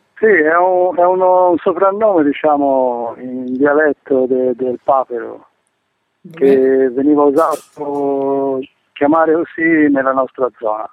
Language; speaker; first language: Italian; native; Italian